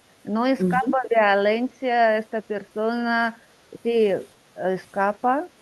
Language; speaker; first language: Spanish; non-native, learner; Russian